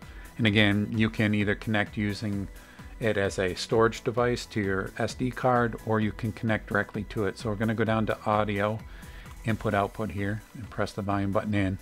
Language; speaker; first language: English; native; English